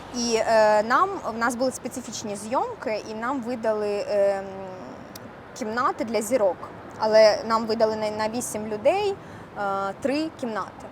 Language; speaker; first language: Ukrainian; non-native, local second language; Russian